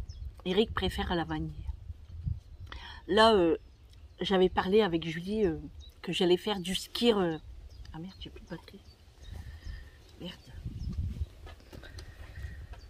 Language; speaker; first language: French; native; French